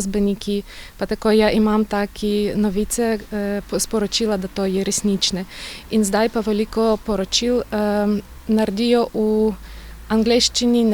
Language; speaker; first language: Slovenian; non-native, learner; Ukrainian